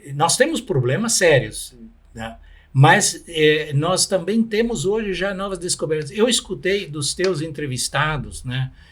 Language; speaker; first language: Portuguese; non-native, local second language; German